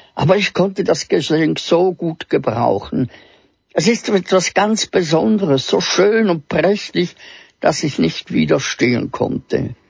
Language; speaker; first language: German; native; German